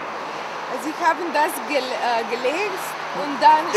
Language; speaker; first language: German; non-native, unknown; Slovenian